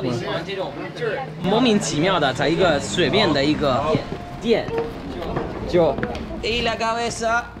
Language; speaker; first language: Chinese; non-native, fluent; English